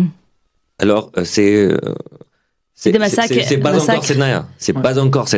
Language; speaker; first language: French; non-native, fluent; Arabic